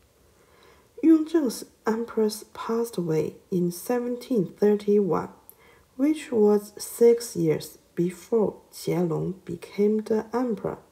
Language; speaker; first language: English; non-native, learner; Chinese